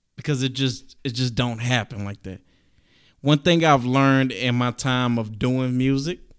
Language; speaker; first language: English; native; English